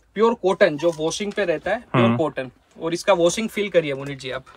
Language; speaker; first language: Hindi; non-native, local second language; Gujarati